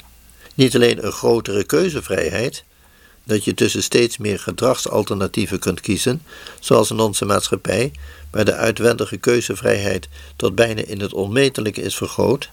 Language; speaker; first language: Dutch; native; Dutch